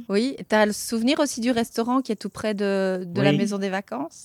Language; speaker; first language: French; native; French